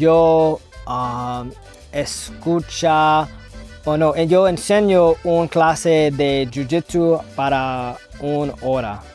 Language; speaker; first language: Spanish; non-native, learner; English